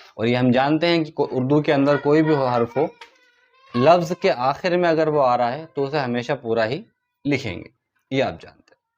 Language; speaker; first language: Hindi; native; Hindi